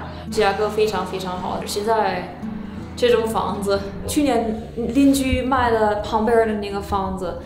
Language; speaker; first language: Chinese; early bilingual, heritage; Chinese